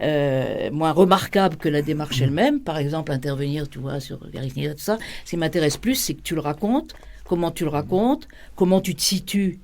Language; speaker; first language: French; native; French